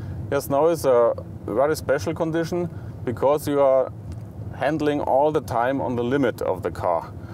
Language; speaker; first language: English; non-native, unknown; German